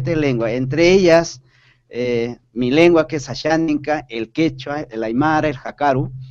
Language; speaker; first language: Spanish; non-native, local second language; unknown